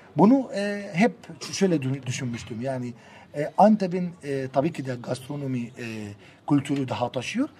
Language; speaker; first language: Turkish; non-native, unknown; Arabic